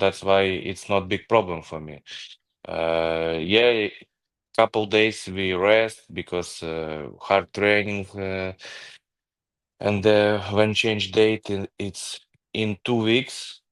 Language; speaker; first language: English; non-native, learner; Ukrainian